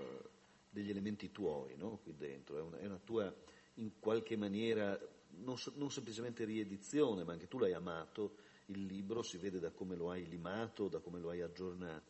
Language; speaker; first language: Italian; native; Italian